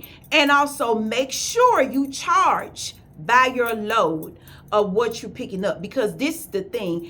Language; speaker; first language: English; native; English